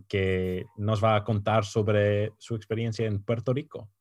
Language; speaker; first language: Spanish; non-native, fluent; English